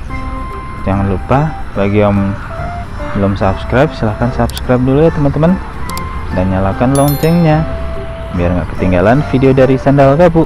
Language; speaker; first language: Indonesian; native; Indonesian